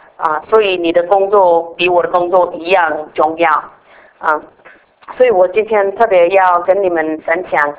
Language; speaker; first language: Chinese; non-native, fluent; English